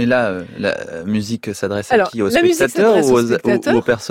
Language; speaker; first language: French; native; French